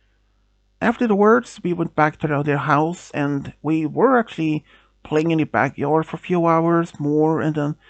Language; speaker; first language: English; non-native, fluent; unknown